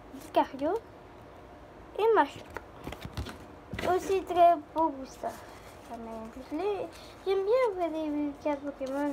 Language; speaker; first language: French; native; French